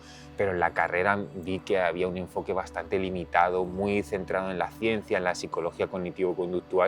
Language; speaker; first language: Spanish; native; Spanish